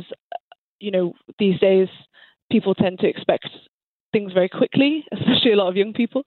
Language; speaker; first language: English; native; English